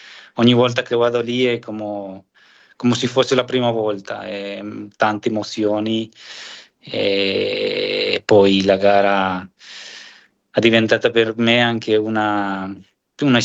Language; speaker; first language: Italian; non-native, fluent; Spanish